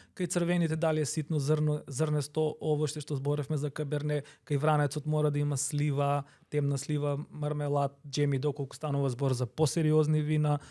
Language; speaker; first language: Macedonian; native; Macedonian